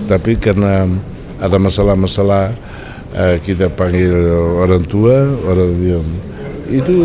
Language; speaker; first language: Indonesian; non-native, fluent; Tetum